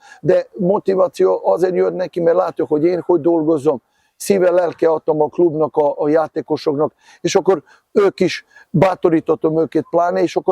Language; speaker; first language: Hungarian; non-native, fluent; Serbian